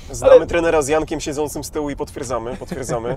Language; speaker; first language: Polish; native; Polish